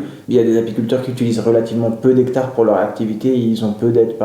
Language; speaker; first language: French; native; French